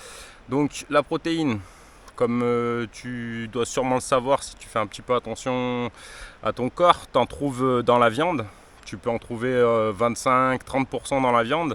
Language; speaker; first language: French; native; French